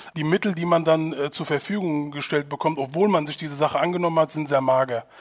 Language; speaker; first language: German; native; German